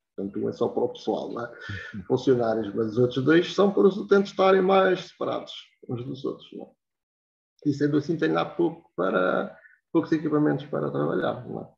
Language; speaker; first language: Portuguese; native; Portuguese